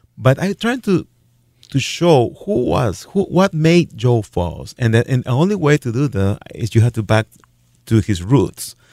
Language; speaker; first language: English; non-native, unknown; Spanish